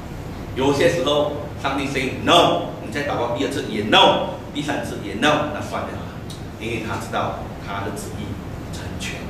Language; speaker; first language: Chinese; native; Chinese